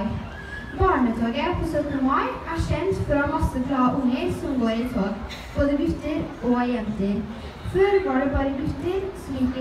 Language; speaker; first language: Norwegian; native; Norwegian